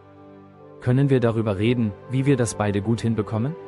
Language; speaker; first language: German; native; German